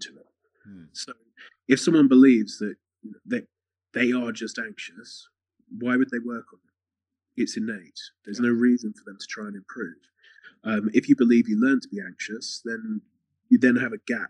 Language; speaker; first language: English; native; English